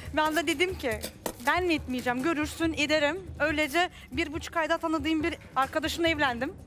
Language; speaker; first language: Turkish; non-native, fluent; Russian